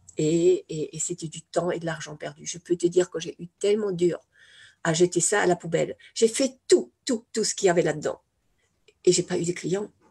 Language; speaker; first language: French; non-native, fluent; German